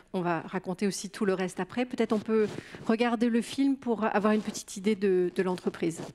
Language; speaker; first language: French; native; French